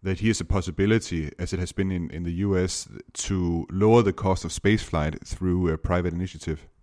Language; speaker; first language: English; non-native, fluent; Danish